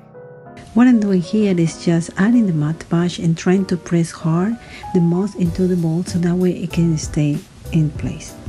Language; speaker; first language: English; non-native, fluent; Spanish